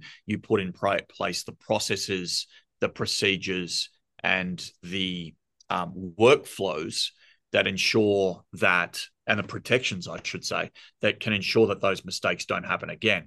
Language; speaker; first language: English; native; English